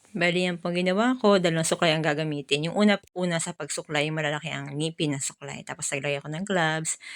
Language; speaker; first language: Filipino; native; Filipino